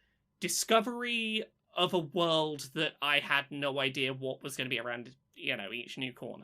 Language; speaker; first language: English; native; English